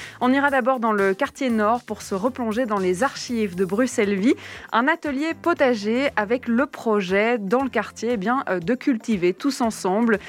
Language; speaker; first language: French; native; French